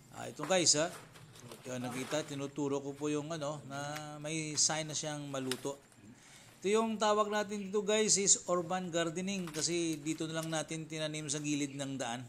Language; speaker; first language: Filipino; non-native, local second language; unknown